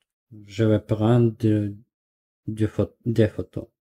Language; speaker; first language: French; non-native, learner; Russian